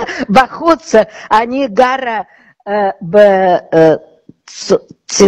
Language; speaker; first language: Hebrew; non-native, learner; Russian